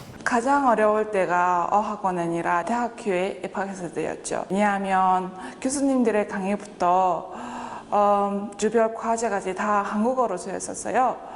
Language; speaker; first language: Korean; non-native, fluent; Mongolian